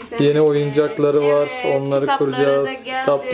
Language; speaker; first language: Turkish; native; Turkish